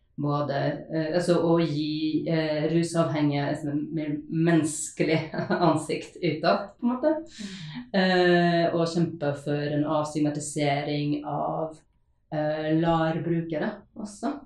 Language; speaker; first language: Norwegian; non-native, fluent; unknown